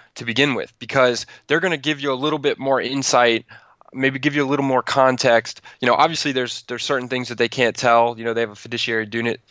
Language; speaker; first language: English; native; English